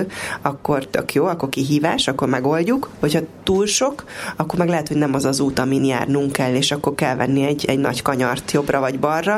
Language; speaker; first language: Hungarian; native; Hungarian